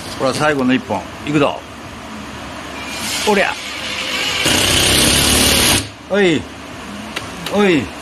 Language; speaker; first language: Japanese; native; Japanese